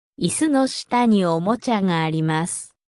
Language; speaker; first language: Japanese; non-native, fluent; Korean